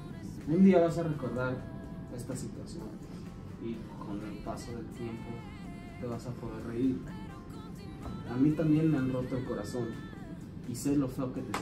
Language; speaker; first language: Spanish; non-native, learner; English